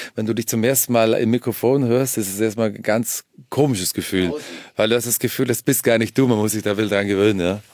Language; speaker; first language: German; native; German